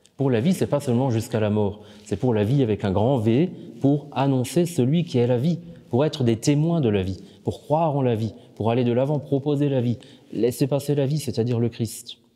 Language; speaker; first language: French; native; French